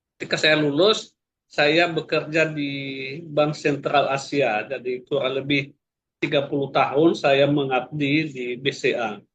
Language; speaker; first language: Indonesian; non-native, local second language; Nias